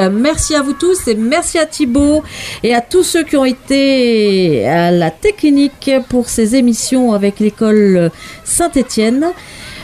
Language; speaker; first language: French; native; French